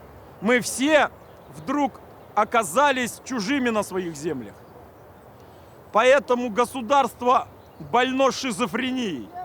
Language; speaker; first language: Russian; native; Russian